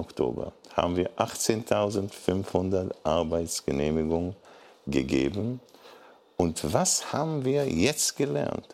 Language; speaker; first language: German; non-native, fluent; Hebrew